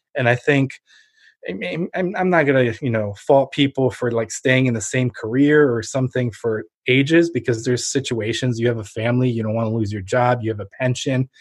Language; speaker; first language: English; early bilingual, other home language; Ukrainian